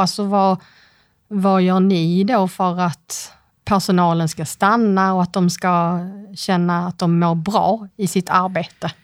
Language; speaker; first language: Swedish; native; Swedish